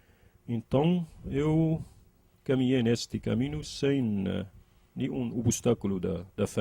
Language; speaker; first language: Portuguese; non-native, learner; Arabic